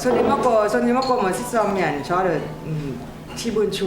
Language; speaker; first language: Korean; non-native, learner; Thai